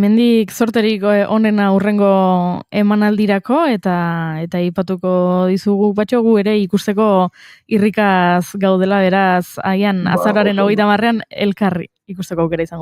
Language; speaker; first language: Basque; native; Basque